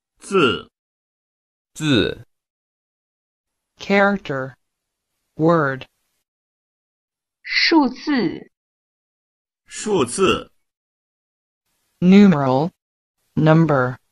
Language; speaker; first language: Chinese; non-native, learner; Urdu